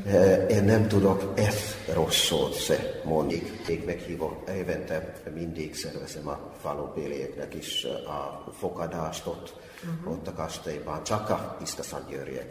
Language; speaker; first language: Hungarian; non-native, fluent; Finnish